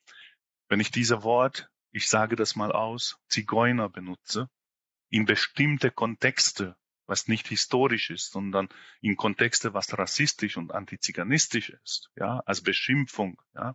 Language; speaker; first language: German; non-native, fluent; Hungarian